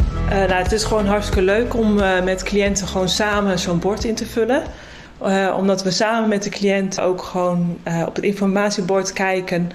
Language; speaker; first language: Dutch; native; Dutch